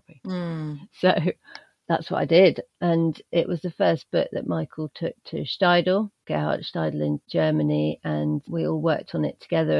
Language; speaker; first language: English; native; English